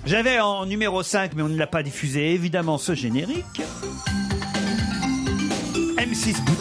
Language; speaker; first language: French; native; French